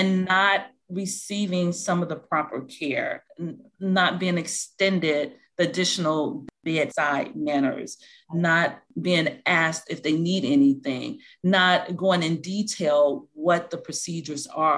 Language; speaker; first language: English; native; English